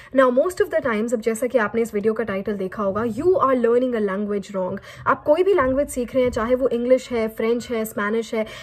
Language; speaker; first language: Hindi; native; Hindi